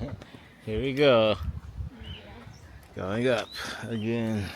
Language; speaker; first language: English; native; English